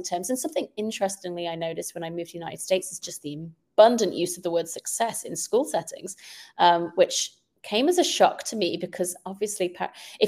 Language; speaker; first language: English; native; English